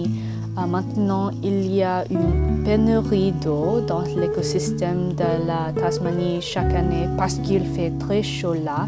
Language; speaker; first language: French; non-native, learner; English